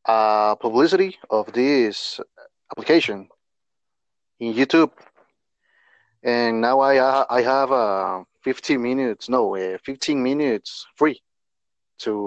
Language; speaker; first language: English; non-native, learner; Spanish